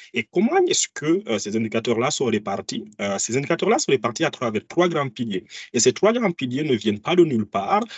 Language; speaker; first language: French; native; French